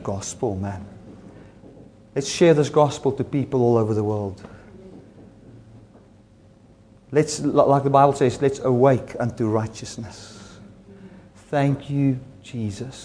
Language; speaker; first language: English; non-native, local second language; Afrikaans